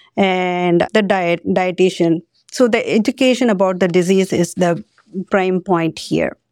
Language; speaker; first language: English; non-native, local second language; Tamil